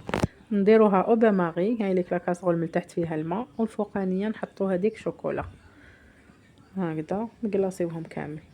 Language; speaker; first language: Arabic; native; Arabic